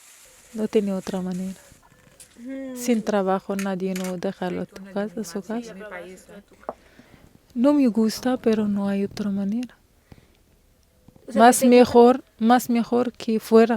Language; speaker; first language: Spanish; non-native, learner; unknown